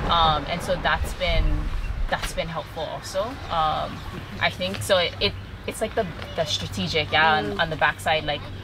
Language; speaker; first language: English; native; English